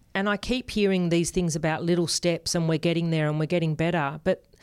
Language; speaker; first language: English; non-native, local second language; Spanish